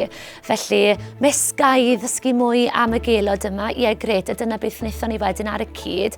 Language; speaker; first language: Welsh; native; Welsh